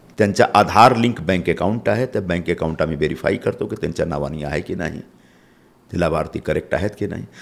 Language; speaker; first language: Marathi; non-native, local second language; Hindi